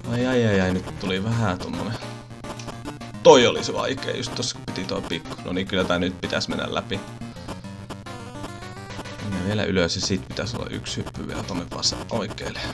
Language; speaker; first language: Finnish; native; Finnish